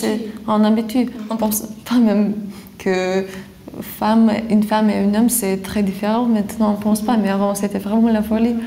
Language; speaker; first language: French; non-native, fluent; Lithuanian